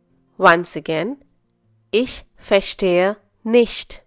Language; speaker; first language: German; non-native, fluent; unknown